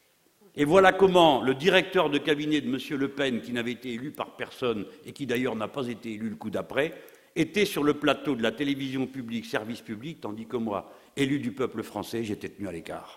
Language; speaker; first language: French; native; French